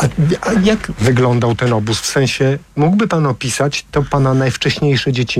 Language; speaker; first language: Polish; native; Polish